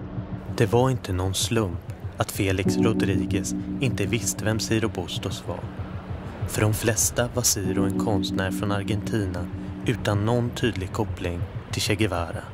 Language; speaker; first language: Swedish; native; Swedish